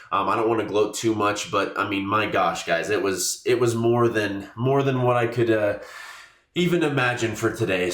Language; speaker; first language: English; native; English